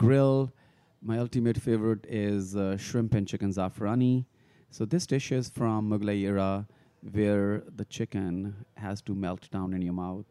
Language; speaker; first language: English; non-native, local second language; Punjabi